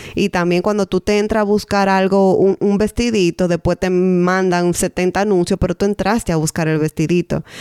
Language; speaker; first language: Spanish; native; Spanish